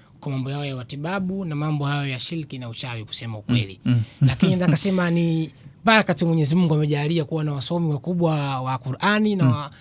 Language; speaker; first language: Swahili; native; Swahili